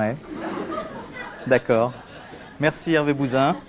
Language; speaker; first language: French; native; French